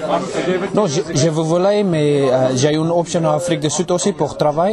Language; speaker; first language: French; non-native, learner; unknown